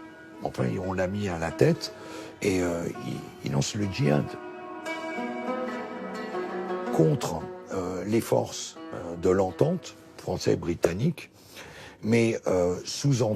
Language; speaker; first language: French; native; French